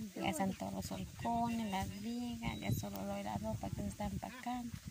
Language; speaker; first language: Spanish; native; Spanish